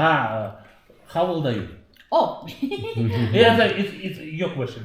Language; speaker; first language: English; non-native, learner; Russian